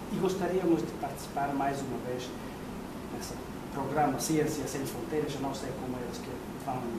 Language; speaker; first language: Portuguese; non-native, fluent; Hungarian